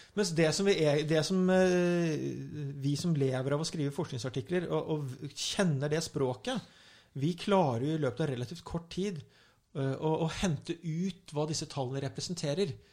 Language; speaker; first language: Norwegian; native; Norwegian